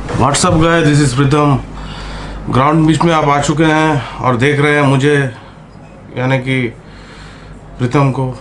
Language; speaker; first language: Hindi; non-native, local second language; Bangla